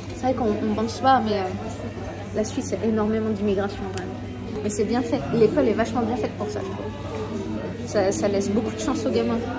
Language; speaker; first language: French; native; French